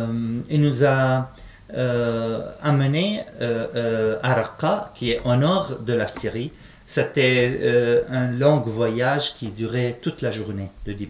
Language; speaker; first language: French; non-native, fluent; Arabic